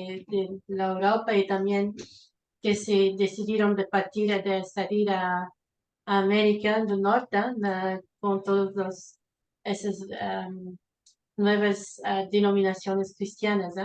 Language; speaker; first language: Spanish; non-native, fluent; Portuguese